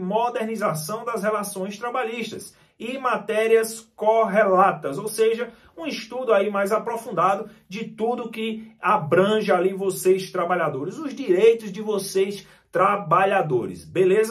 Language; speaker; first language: Portuguese; native; Portuguese